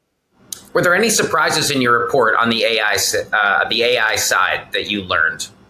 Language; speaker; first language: English; native; English